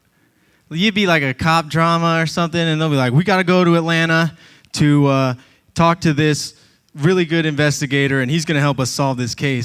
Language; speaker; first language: English; native; English